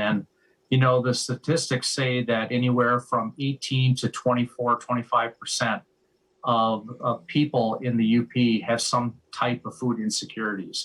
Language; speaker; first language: English; native; English